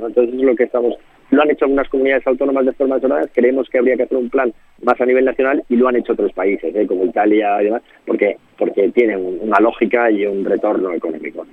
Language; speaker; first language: Spanish; native; Spanish